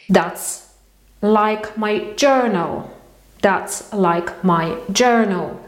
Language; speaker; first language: English; non-native, fluent; Polish